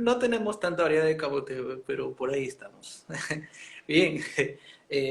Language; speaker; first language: Spanish; native; Spanish